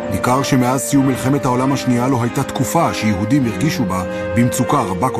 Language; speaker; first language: Hebrew; native; Hebrew